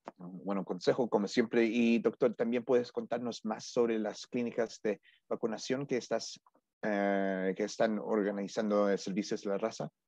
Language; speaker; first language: Spanish; non-native, fluent; English